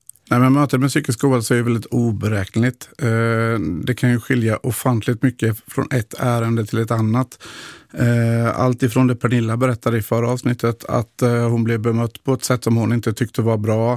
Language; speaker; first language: Swedish; native; Swedish